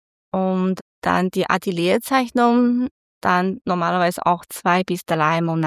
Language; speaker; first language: German; non-native, learner; Chinese